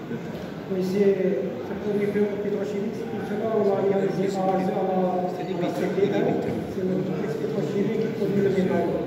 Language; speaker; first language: French; non-native, local second language; Arabic